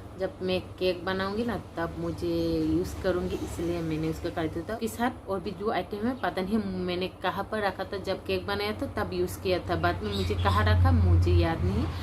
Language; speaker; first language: Hindi; non-native, local second language; Kok Borok